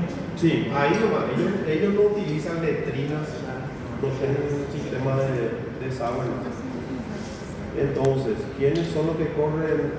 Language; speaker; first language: Spanish; native; Spanish